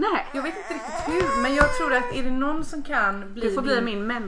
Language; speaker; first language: Swedish; native; Swedish